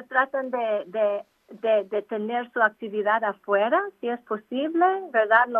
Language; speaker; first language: Spanish; non-native, local second language; English